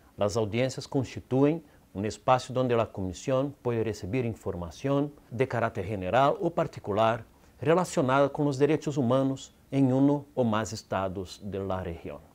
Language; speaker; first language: Portuguese; non-native, fluent; Spanish